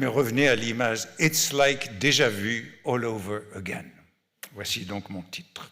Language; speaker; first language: French; native; French